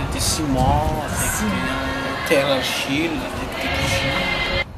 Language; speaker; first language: French; non-native, local second language; Malagasy